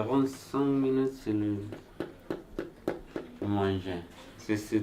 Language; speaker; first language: French; non-native, learner; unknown